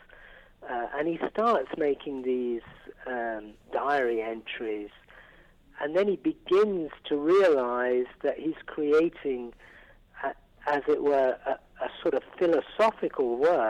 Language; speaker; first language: English; native; English